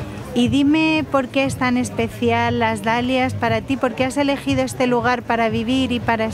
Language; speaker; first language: Spanish; native; Spanish